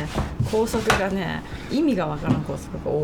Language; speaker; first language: Japanese; native; Japanese